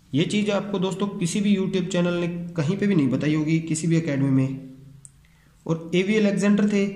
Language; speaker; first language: Hindi; non-native, local second language; Punjabi